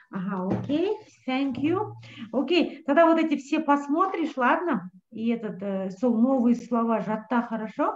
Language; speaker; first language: Russian; native; Russian